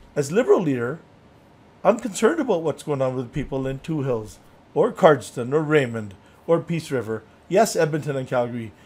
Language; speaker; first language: English; native; English